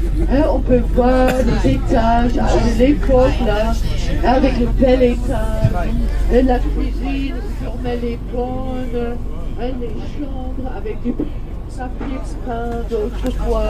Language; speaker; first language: French; non-native, fluent; Dutch